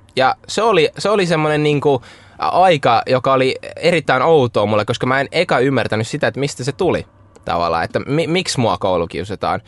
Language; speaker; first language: Finnish; early bilingual, other home language; Russian